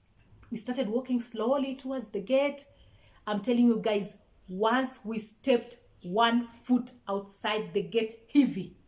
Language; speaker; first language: English; non-native, local second language; Swahili